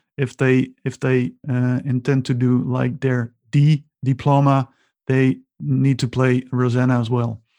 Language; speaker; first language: English; non-native, fluent; Dutch